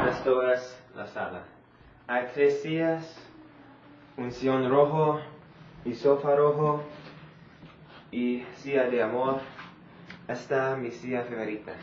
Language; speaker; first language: Spanish; non-native, learner; English